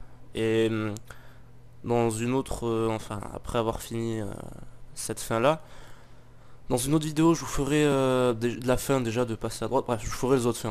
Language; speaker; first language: French; native; French